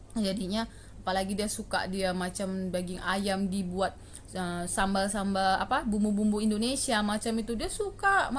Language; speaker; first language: Indonesian; native; Indonesian